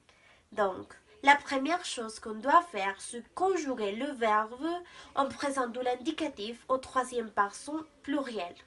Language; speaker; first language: French; non-native, learner; Spanish